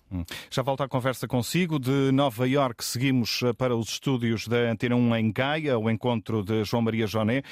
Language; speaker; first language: Portuguese; native; Portuguese